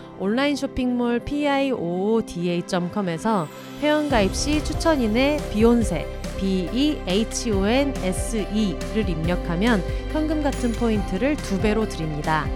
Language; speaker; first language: Korean; native; Korean